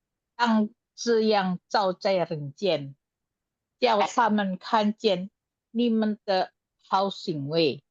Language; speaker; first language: Chinese; non-native, learner; Indonesian